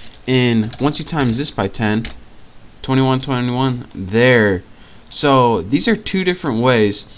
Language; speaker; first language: English; native; English